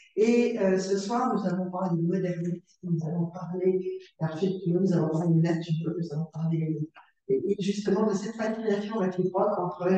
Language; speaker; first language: French; native; French